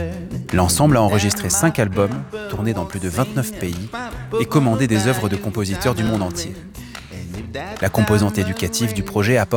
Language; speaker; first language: French; native; French